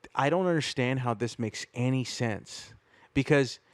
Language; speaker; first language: English; native; English